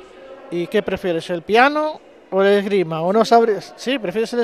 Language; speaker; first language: Spanish; native; Spanish